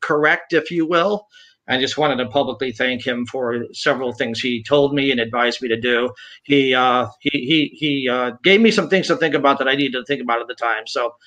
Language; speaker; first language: English; native; English